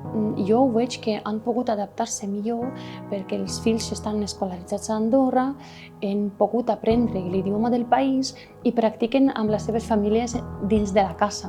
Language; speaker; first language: Catalan; non-native, fluent; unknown